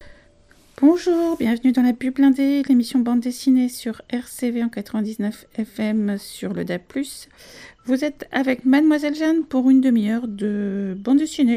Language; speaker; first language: French; native; French